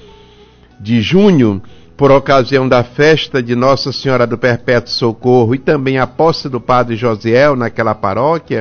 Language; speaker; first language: Portuguese; native; Portuguese